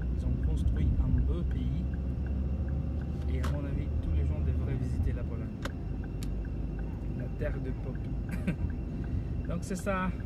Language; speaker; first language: French; non-native, fluent; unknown